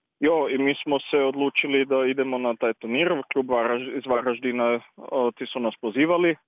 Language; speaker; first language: Croatian; native; Croatian